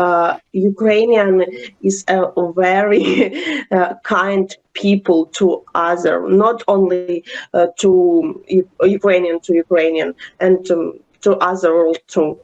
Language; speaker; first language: English; non-native, learner; Ukrainian